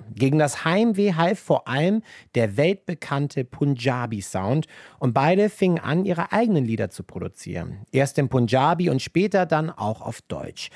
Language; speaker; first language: German; native; German